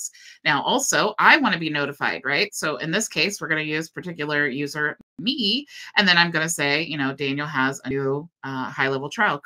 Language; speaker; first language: English; native; English